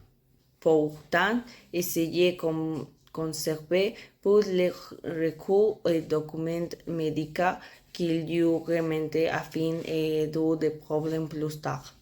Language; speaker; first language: French; non-native, learner; Spanish